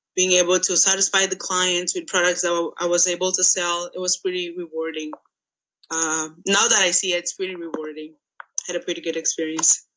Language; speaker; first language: English; non-native, fluent; Portuguese